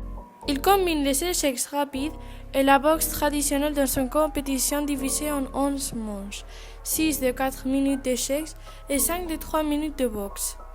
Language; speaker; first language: French; non-native, local second language; Spanish